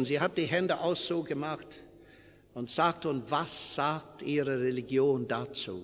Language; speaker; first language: German; non-native, fluent; English